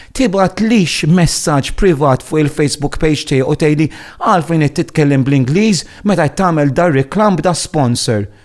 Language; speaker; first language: Maltese; non-native, fluent; Italian